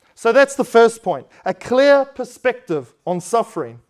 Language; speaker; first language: English; native; English